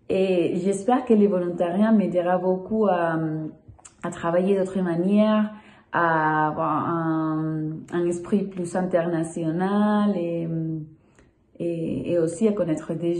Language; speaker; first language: French; non-native, fluent; Spanish